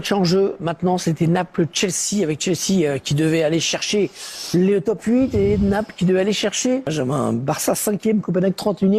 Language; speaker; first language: French; native; French